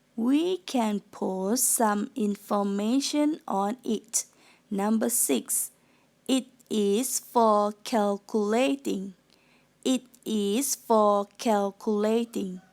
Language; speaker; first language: English; non-native, fluent; Thai